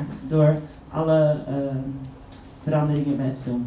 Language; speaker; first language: Dutch; native; Dutch